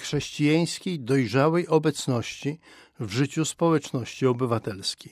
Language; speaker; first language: Polish; native; Polish